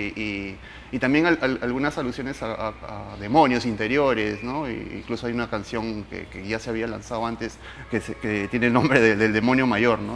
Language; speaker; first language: Spanish; native; Spanish